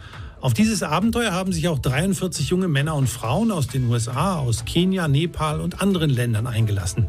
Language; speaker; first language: German; native; German